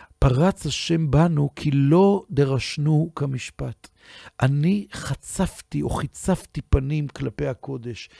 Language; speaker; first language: Hebrew; native; Hebrew